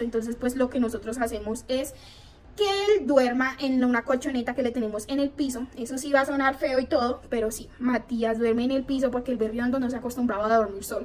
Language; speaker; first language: Spanish; native; Spanish